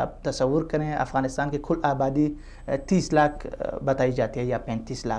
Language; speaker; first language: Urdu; non-native, fluent; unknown